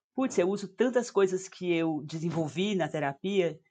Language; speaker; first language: Portuguese; native; Portuguese